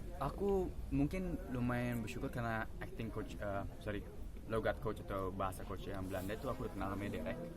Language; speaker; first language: Indonesian; native; Indonesian